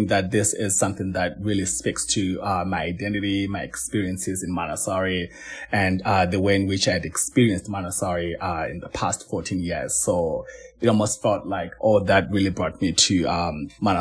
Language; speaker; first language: English; non-native, local second language; Shona